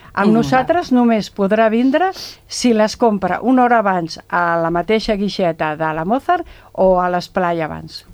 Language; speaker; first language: Catalan; non-native, local second language; Spanish